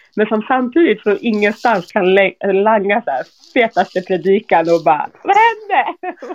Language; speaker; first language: Swedish; native; Swedish